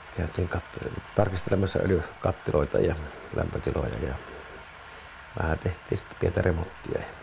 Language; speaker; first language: Finnish; native; Finnish